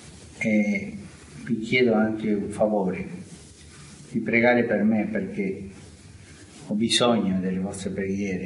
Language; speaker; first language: Italian; non-native, fluent; Spanish